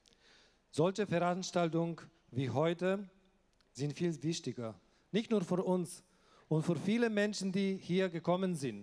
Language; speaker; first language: German; non-native, local second language; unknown